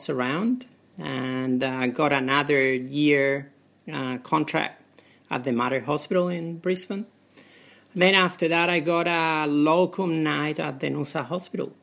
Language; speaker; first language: English; non-native, fluent; Spanish